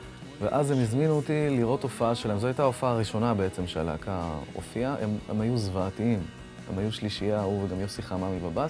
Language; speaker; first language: Hebrew; native; Hebrew